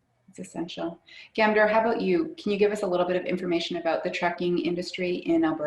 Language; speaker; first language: English; native; English